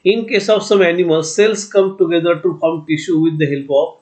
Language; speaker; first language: English; non-native, local second language; Marathi